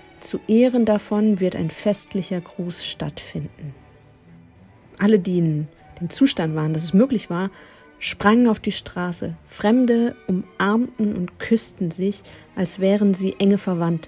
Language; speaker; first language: German; non-native, learner; Russian